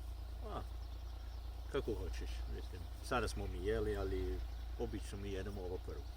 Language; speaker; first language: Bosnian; non-native, learner; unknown